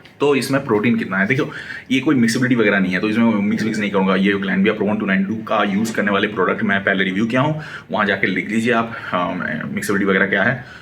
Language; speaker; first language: Hindi; non-native, local second language; Bangla